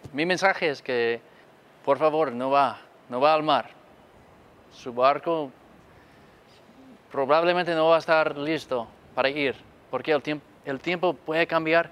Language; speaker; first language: Spanish; non-native, fluent; English